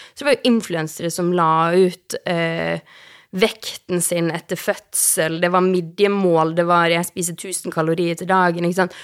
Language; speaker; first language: Norwegian; native; Norwegian